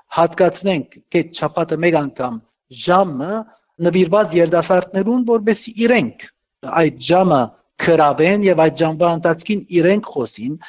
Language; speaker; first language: Armenian; early bilingual, heritage; Armenian